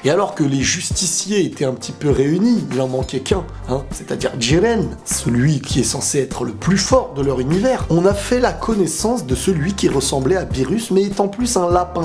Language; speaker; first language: French; native; French